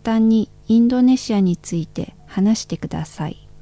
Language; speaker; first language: Japanese; non-native, fluent; Indonesian